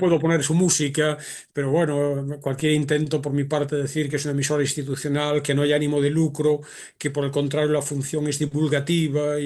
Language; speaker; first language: Spanish; native; Spanish